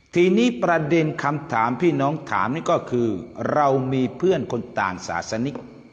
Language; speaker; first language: Thai; non-native, local second language; Pattani Malay